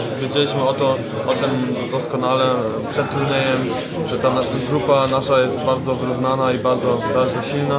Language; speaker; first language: Polish; non-native, fluent; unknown